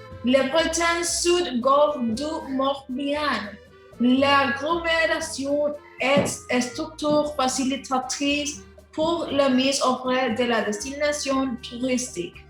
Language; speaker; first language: French; non-native, learner; Spanish